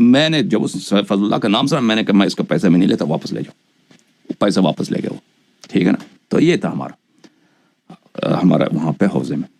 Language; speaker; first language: Urdu; non-native, fluent; Persian